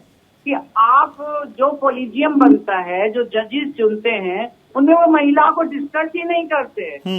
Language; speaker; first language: Hindi; native; Hindi